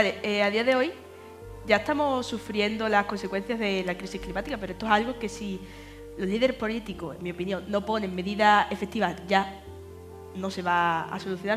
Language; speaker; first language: Spanish; native; Spanish